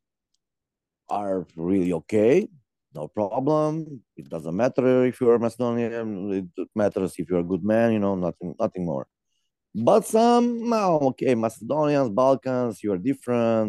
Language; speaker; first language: English; non-native, fluent; Macedonian